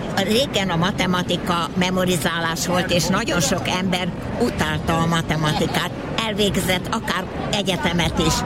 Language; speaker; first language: Hungarian; early bilingual, heritage; Hungarian